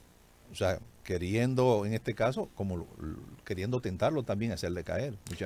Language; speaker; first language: Spanish; native; Spanish